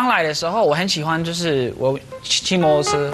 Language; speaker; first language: Chinese; non-native, fluent; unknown